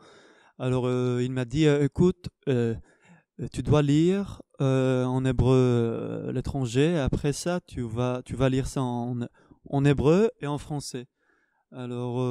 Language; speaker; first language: French; non-native, fluent; Hebrew